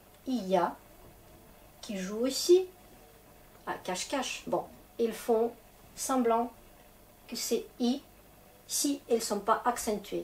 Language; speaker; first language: French; non-native, fluent; Russian